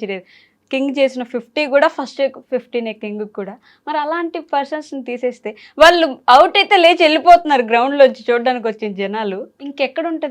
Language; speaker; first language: Telugu; native; Telugu